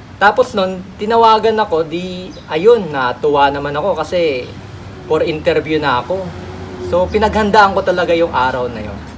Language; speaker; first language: Filipino; native; Filipino